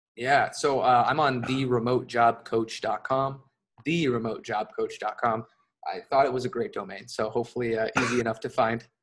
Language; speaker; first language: English; native; English